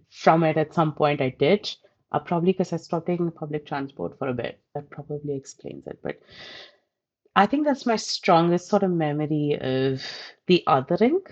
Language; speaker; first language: English; non-native, local second language; Telugu